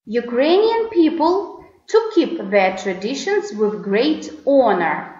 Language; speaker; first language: English; non-native, fluent; Russian